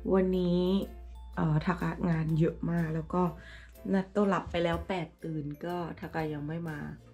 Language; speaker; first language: Thai; native; Thai